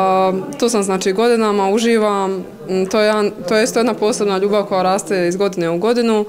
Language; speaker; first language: Bosnian; native; Bosnian